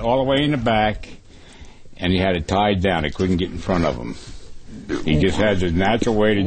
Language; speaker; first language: English; native; English